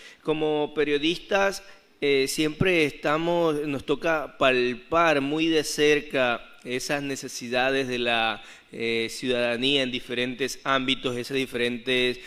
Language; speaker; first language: Spanish; native; Spanish